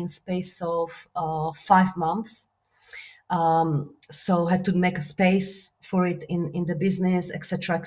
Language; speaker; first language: English; non-native, fluent; Slovak